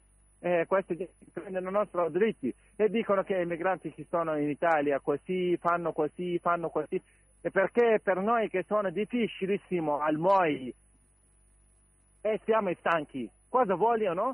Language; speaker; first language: Italian; non-native, learner; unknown